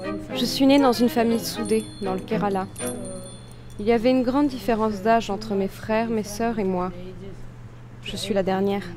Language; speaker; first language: French; non-native, fluent; Malayalam